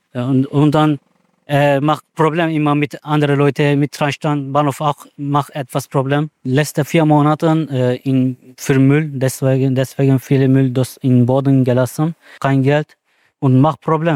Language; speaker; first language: German; non-native, learner; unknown